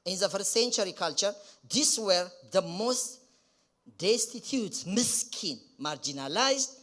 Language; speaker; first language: English; non-native, local second language; Amharic